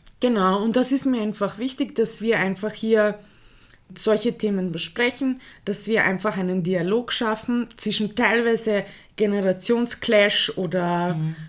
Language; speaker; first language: German; early bilingual, other home language; Croatian